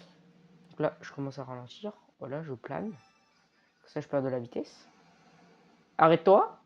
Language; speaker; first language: French; native; French